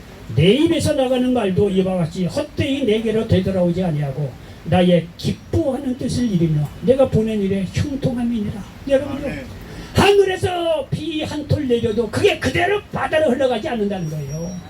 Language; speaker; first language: Korean; native; Korean